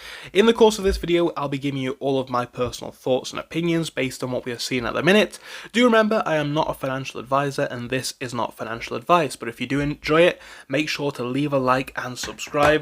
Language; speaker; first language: English; native; English